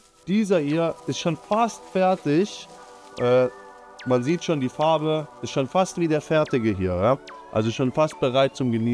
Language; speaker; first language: German; native; German